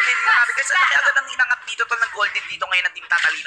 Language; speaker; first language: Filipino; native; Filipino